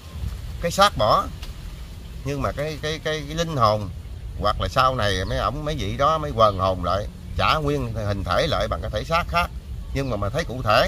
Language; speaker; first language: Vietnamese; native; Vietnamese